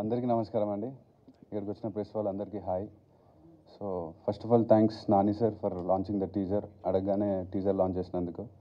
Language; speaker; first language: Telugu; native; Telugu